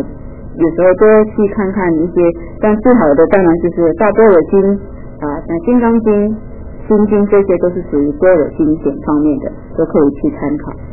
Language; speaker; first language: Chinese; native; Chinese